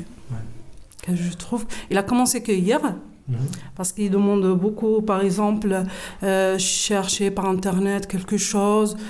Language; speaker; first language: French; non-native, learner; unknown